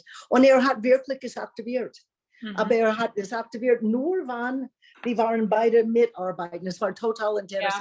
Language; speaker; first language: German; non-native, learner; English